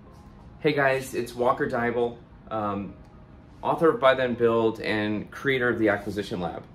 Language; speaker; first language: English; native; English